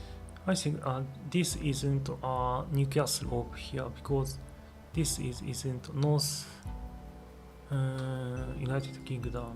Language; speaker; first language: English; non-native, learner; Japanese